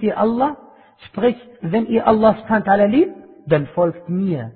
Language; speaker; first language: German; non-native, fluent; Arabic